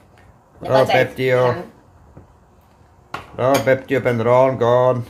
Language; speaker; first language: Thai; non-native, learner; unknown